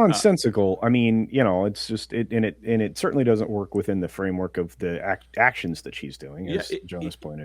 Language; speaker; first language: English; native; English